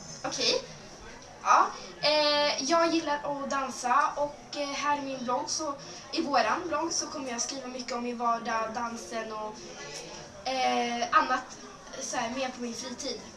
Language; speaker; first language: Swedish; early bilingual, other home language; Spanish